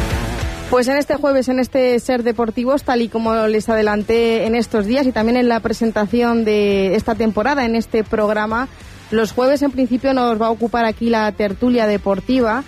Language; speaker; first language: Spanish; native; Spanish